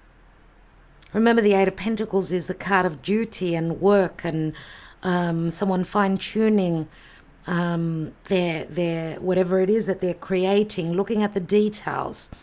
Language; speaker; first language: English; native; English